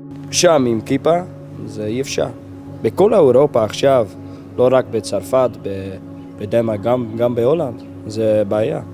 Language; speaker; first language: Hebrew; non-native, learner; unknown